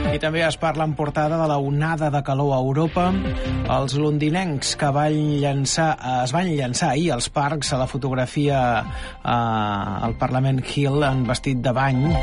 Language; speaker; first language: Catalan; native; Catalan